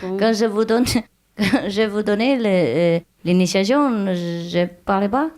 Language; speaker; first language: French; non-native, learner; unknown